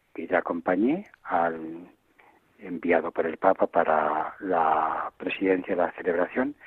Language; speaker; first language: Spanish; native; Spanish